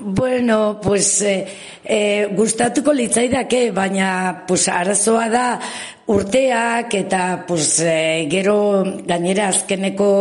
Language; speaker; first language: Basque; non-native, local second language; Spanish